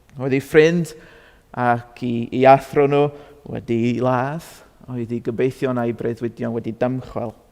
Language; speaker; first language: Welsh; non-native, fluent; English